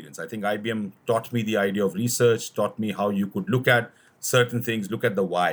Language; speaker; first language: English; non-native, local second language; Hindi